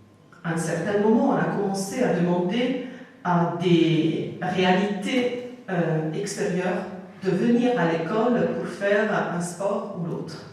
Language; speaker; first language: French; non-native, fluent; Italian